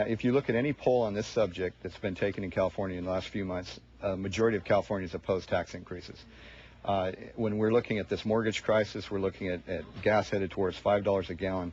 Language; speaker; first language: English; native; English